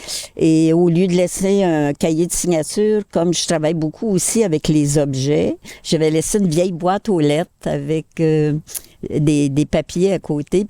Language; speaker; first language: French; native; French